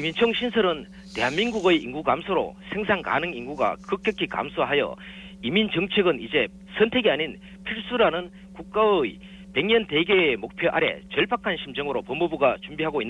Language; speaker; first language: Korean; native; Korean